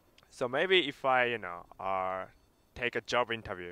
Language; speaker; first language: English; non-native, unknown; Japanese